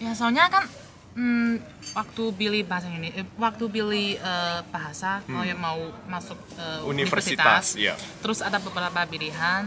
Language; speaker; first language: Indonesian; non-native, fluent; Chinese